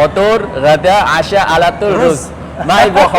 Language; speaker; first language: Arabic; non-native, learner; Indonesian